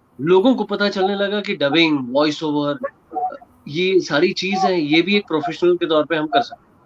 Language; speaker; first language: Hindi; non-native, local second language; Gujarati